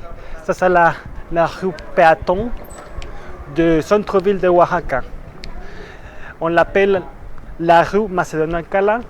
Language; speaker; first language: French; non-native, fluent; Spanish